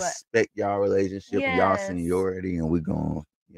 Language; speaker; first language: English; native; English